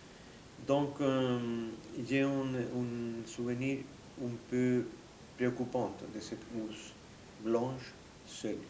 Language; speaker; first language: French; non-native, fluent; Spanish